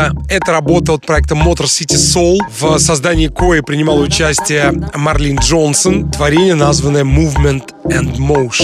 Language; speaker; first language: Russian; native; Russian